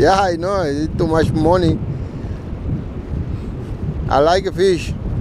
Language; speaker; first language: English; non-native, learner; Spanish